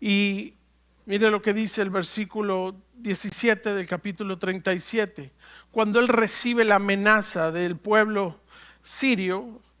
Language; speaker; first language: Spanish; native; Spanish